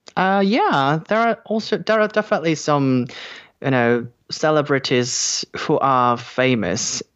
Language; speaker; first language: English; non-native, fluent; Korean